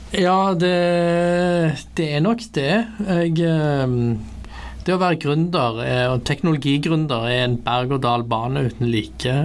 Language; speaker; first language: Norwegian; early bilingual, other home language; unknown